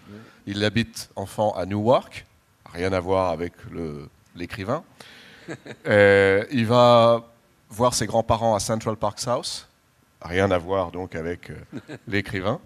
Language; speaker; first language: French; native; French